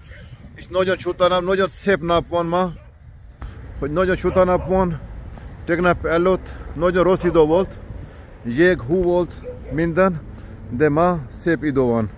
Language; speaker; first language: Hungarian; non-native, learner; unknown